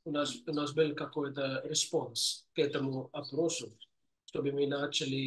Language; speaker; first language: Russian; non-native, fluent; English